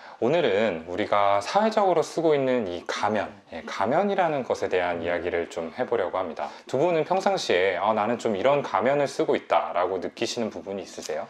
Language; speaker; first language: Korean; native; Korean